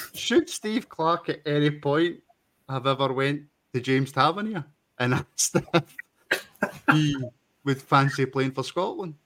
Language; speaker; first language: English; native; English